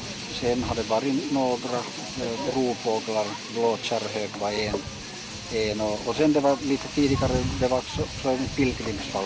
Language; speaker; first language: Swedish; non-native, local second language; Finnish